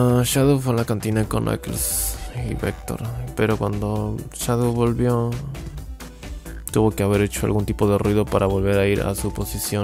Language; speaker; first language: Spanish; native; Spanish